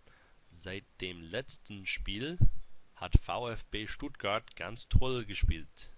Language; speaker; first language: German; non-native, fluent; English